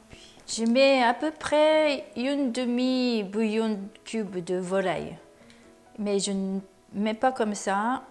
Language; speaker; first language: French; non-native, learner; Japanese